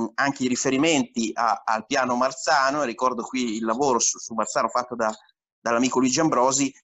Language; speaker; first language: Italian; native; Italian